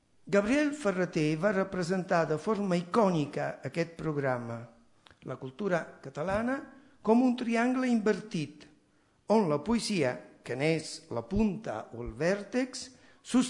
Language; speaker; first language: Catalan; non-native, fluent; Italian